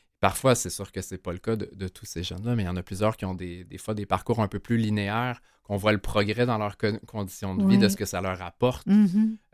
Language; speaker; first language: French; native; French